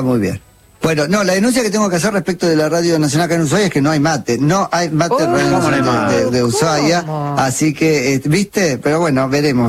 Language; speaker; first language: Spanish; native; Spanish